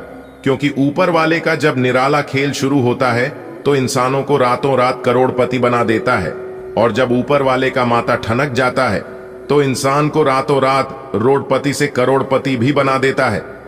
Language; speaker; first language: Hindi; native; Hindi